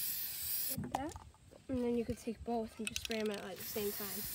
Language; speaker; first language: English; native; English